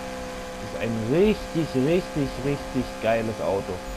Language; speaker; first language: German; native; German